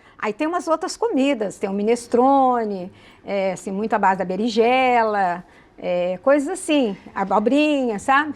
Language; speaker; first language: Portuguese; early bilingual, other home language; Italian